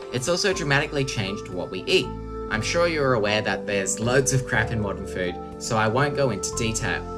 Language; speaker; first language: English; native; English